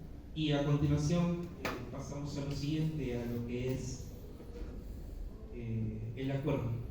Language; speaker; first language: Spanish; native; Spanish